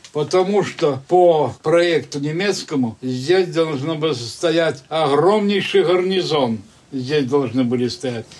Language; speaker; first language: Russian; native; Russian